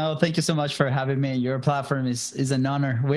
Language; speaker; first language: English; non-native, fluent; Spanish